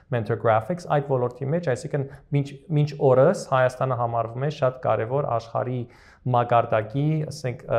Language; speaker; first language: Armenian; early bilingual, heritage; Armenian